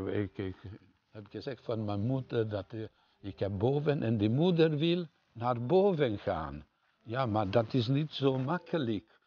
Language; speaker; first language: Dutch; non-native, fluent; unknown